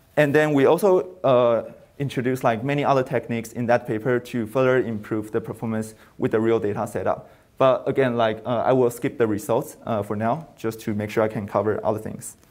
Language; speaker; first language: English; non-native, fluent; Chinese